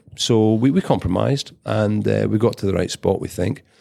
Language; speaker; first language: English; native; English